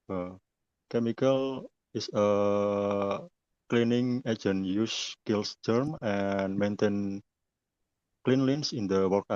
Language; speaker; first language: English; non-native, learner; Indonesian